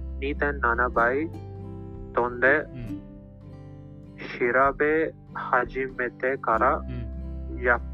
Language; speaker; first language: Japanese; non-native, learner; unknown